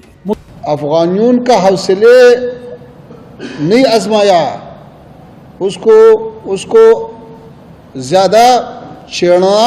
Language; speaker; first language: Hindi; non-native, fluent; Pashto